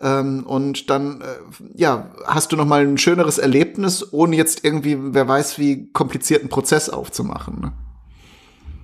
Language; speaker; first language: German; native; German